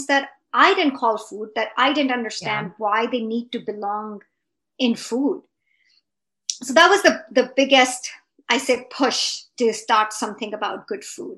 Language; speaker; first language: English; non-native, local second language; Hindi